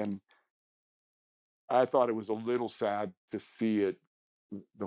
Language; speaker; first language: English; native; English